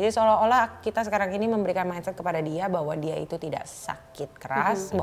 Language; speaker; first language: Indonesian; native; Indonesian